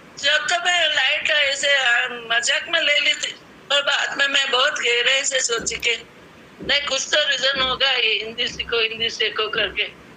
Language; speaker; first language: Hindi; non-native, local second language; Gujarati